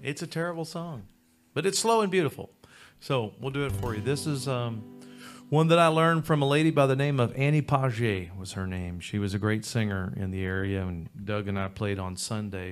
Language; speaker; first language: English; native; English